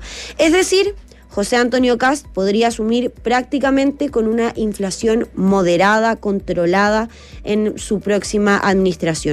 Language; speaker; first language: Spanish; native; Spanish